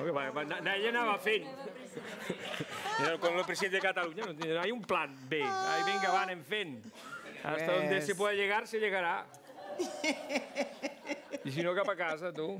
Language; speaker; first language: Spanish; non-native, local second language; Catalan